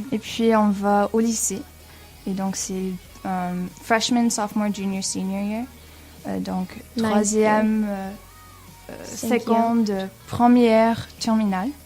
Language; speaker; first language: French; non-native, fluent; English